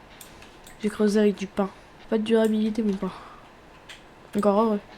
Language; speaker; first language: French; native; French